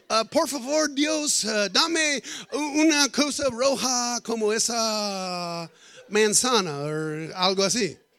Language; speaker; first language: Spanish; non-native, fluent; English